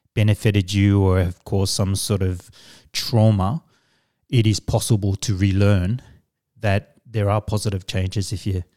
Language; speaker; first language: English; early bilingual, other home language; Samoan